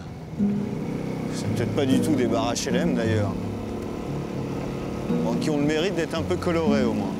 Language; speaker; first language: French; native; French